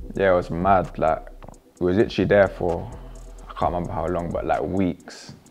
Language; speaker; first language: English; native; English